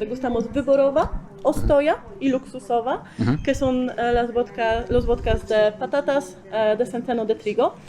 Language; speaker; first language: Spanish; non-native, fluent; Polish